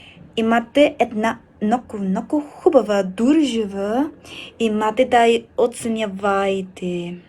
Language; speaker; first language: Bulgarian; non-native, learner; Spanish